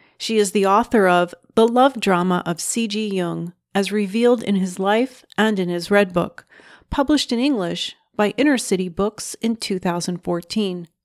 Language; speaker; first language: English; native; English